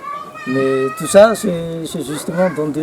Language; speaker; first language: French; non-native, local second language; Malagasy